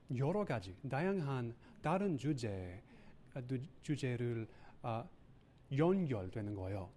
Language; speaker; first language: Korean; non-native, learner; English